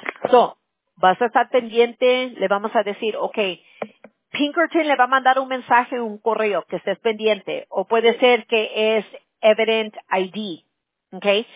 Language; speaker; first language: Spanish; early bilingual, heritage; Spanish